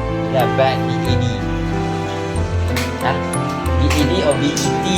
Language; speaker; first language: English; non-native, local second language; Malay